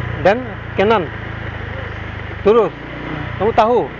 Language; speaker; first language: Indonesian; non-native, learner; Bangla